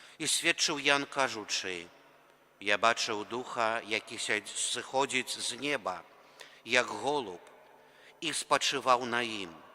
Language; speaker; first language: Belarusian; native; Belarusian